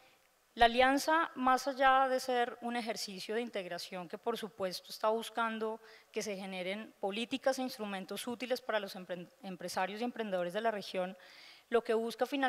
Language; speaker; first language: Spanish; native; Spanish